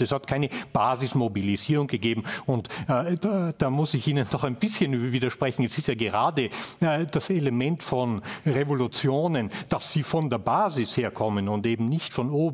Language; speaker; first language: German; native; German